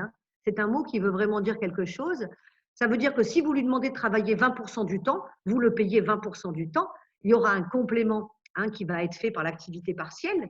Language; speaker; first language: French; native; French